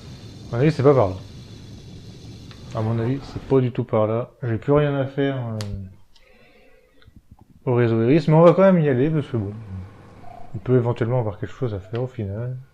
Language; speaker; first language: French; native; French